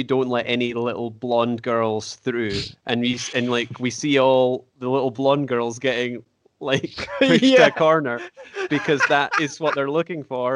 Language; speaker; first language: English; native; English